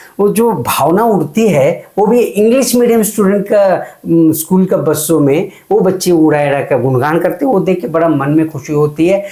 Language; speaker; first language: Hindi; non-native, local second language; Kannada